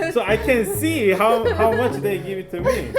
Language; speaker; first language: English; non-native, fluent; Korean